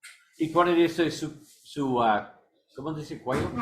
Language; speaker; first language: Spanish; non-native, learner; English